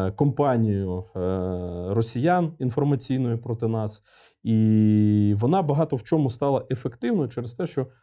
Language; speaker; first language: Ukrainian; non-native, local second language; Russian